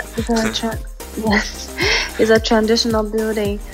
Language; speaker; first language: English; non-native, learner; Chinese